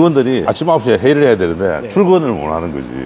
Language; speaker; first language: Korean; native; Korean